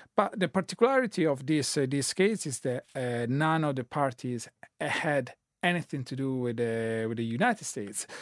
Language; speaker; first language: English; non-native, fluent; Italian